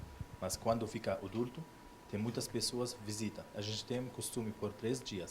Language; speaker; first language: Portuguese; non-native, learner; Arabic